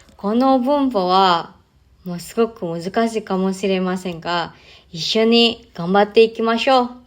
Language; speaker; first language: Japanese; non-native, fluent; Indonesian